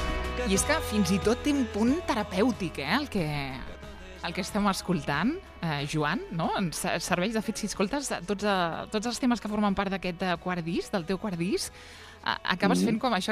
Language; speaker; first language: Catalan; native; Catalan